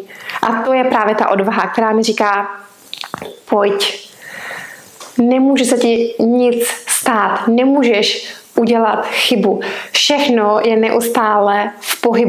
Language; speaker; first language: Czech; native; Czech